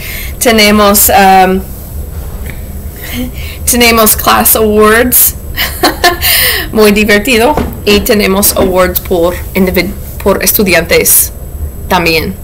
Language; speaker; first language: Spanish; non-native, learner; English